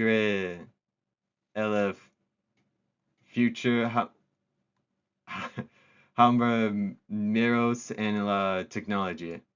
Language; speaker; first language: Spanish; non-native, learner; English